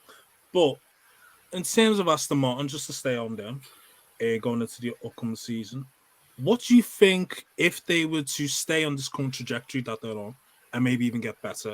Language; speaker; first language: English; native; English